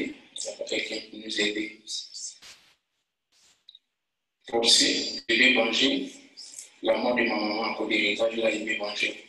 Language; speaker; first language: French; non-native, learner; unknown